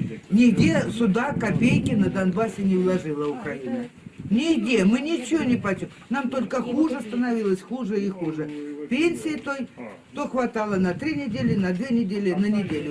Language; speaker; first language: Russian; native; Russian